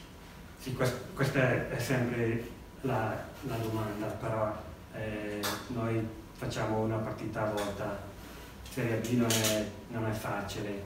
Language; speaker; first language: Italian; non-native, learner; English